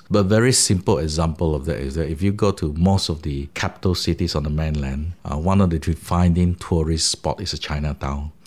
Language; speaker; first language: English; non-native, local second language; Min Nan Chinese